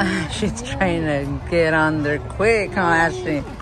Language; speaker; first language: English; early bilingual, other home language; Spanish